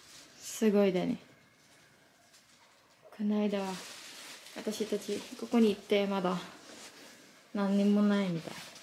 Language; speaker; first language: Japanese; non-native, learner; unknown